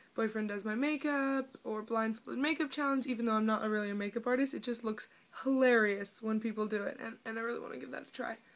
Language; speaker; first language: English; native; English